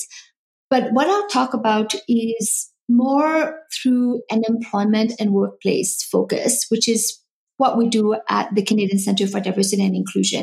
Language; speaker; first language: English; non-native, fluent; French